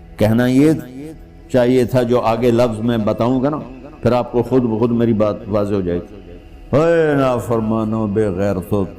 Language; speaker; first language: Urdu; non-native, local second language; Punjabi